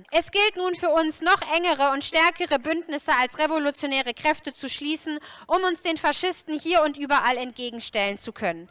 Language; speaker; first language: German; native; German